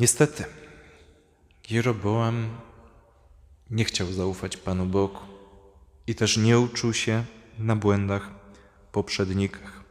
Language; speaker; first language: Polish; native; Polish